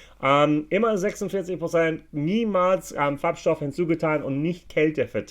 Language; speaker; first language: German; non-native, fluent; English